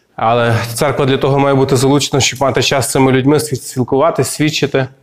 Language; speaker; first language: Ukrainian; native; Ukrainian